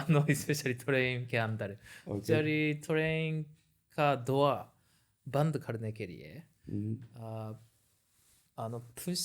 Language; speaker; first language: Hindi; non-native, learner; Japanese